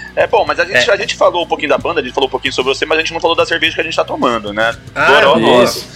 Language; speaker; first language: Portuguese; native; Portuguese